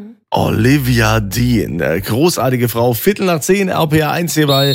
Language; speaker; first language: German; native; German